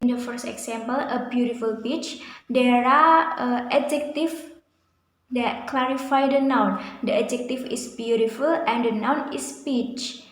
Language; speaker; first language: English; non-native, learner; Indonesian